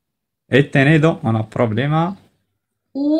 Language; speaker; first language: Spanish; non-native, learner; Arabic